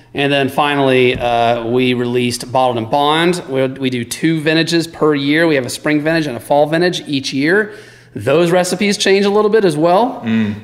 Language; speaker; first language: English; native; English